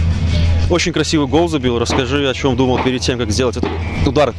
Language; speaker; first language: Russian; native; Russian